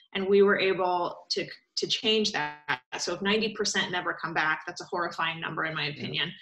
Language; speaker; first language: English; native; English